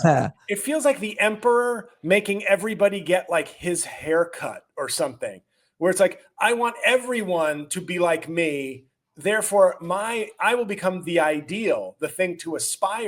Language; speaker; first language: English; native; English